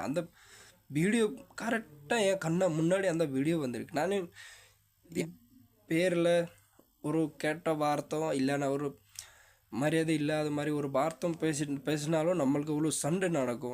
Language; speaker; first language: Tamil; non-native, fluent; Nepali